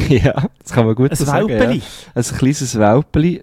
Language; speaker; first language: German; native; German